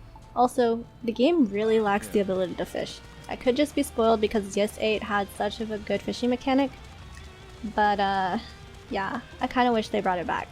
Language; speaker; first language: English; native; English